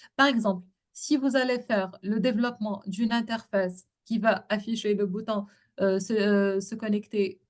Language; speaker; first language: French; non-native, local second language; Arabic